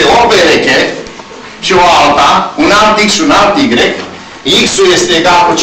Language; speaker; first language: Romanian; native; Romanian